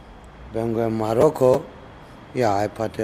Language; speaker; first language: Spanish; non-native, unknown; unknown